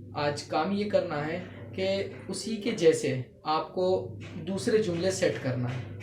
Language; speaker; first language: Urdu; native; Urdu